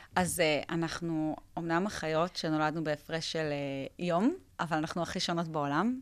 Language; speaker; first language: Hebrew; native; Hebrew